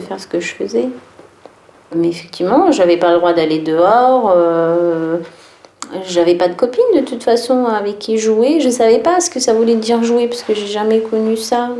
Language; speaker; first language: French; early bilingual, other home language; Tachelhit